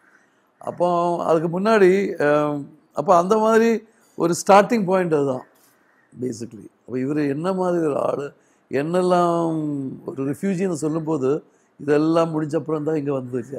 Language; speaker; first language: Tamil; non-native, learner; Malayalam